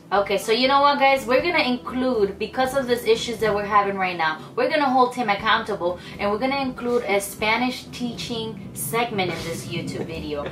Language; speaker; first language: English; early bilingual, other home language; Spanish